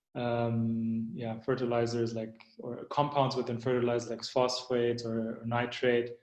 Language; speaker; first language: English; early bilingual, other home language; German